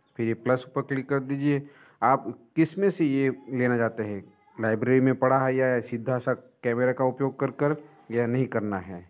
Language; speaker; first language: Hindi; non-native, local second language; Gujarati